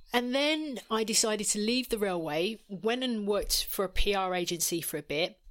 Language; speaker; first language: English; native; English